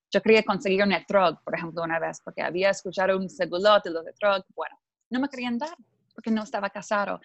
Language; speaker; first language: Spanish; non-native, fluent; English